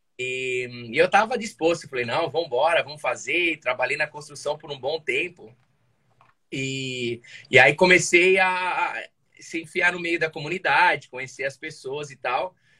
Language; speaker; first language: Portuguese; native; Portuguese